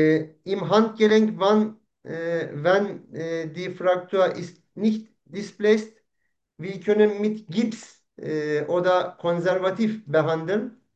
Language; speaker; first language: German; non-native, learner; Turkish